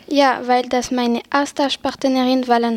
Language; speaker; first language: German; non-native, learner; French